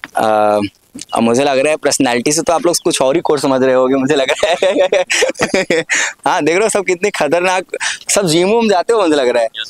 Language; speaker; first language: Hindi; native; Hindi